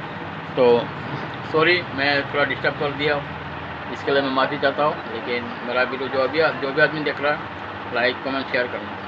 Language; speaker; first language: Hindi; non-native, local second language; Bangla